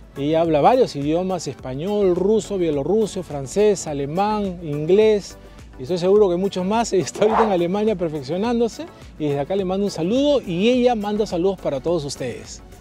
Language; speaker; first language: Spanish; native; Spanish